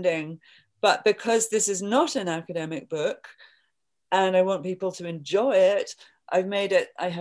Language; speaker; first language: English; native; English